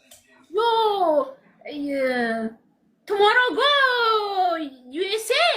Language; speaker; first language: English; non-native, learner; Amharic